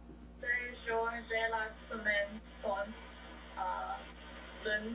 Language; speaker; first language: French; non-native, learner; English